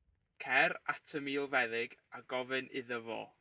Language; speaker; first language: Welsh; non-native, learner; English